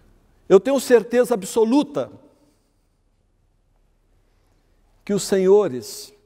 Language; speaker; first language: Portuguese; native; Portuguese